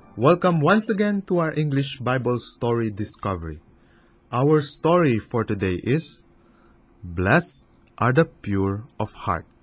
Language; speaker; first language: English; non-native, fluent; Chinese